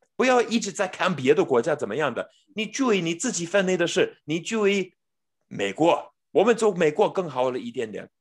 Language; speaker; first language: Chinese; non-native, fluent; English